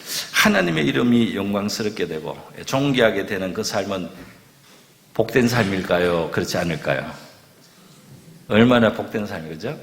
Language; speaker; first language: Korean; native; Korean